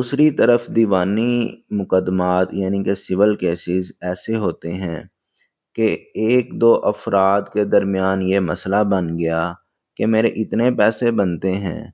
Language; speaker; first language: Urdu; native; Urdu